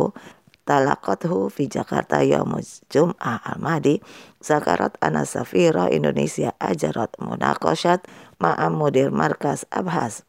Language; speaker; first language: Arabic; non-native, fluent; Indonesian